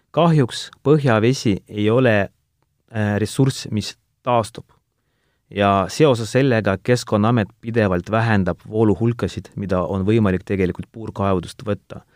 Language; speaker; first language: Estonian; non-native, local second language; Russian